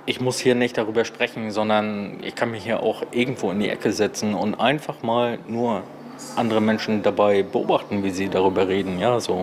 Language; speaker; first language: German; native; German